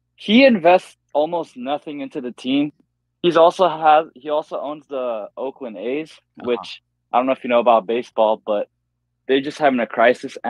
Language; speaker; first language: English; native; English